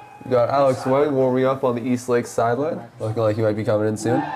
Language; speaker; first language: English; native; English